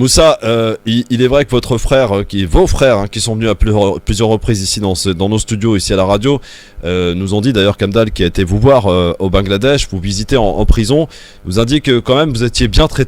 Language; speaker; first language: French; native; French